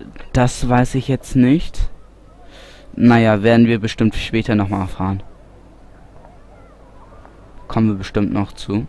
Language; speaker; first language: German; native; German